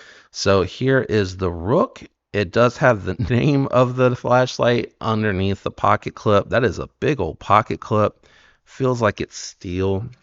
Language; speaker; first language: English; native; English